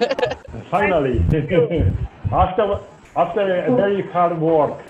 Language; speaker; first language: English; non-native, fluent; Spanish